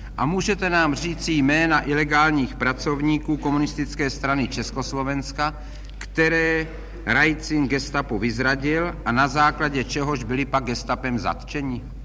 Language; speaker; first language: Czech; native; Czech